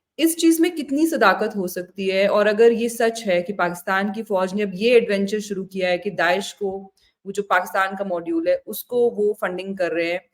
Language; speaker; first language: Hindi; native; Hindi